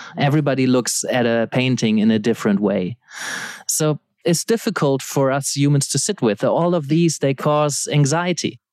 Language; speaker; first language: English; non-native, fluent; German